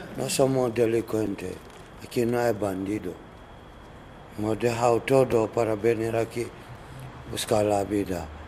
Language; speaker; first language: Spanish; non-native, learner; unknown